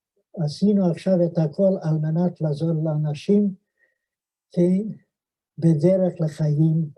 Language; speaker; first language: Hebrew; non-native, fluent; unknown